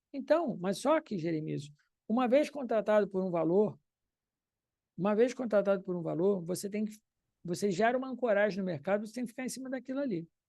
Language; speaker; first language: Portuguese; native; Portuguese